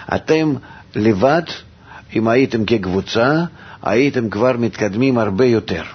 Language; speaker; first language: Hebrew; non-native, fluent; Russian